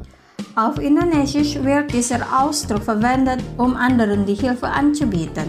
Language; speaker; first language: German; non-native, fluent; Indonesian